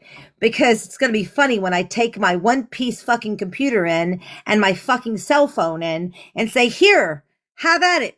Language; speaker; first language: English; native; English